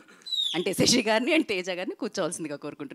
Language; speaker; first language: Telugu; native; Telugu